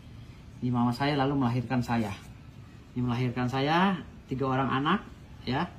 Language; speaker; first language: Indonesian; native; Indonesian